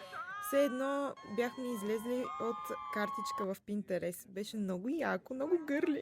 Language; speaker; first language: Bulgarian; native; Bulgarian